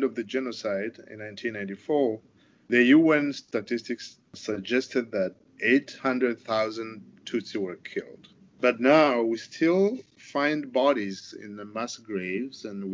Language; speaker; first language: English; non-native, local second language; Kinyarwanda